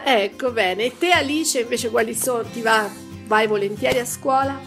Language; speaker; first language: Italian; native; Italian